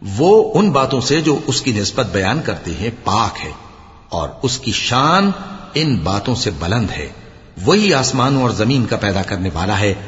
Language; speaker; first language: Urdu; native; Urdu